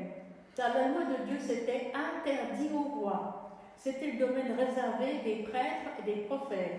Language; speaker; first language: French; native; French